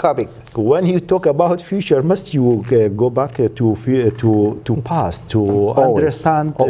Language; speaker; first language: English; non-native, learner; Central Kurdish